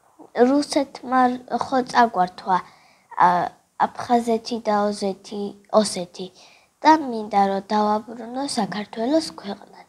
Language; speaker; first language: Georgian; early bilingual, other home language; Korean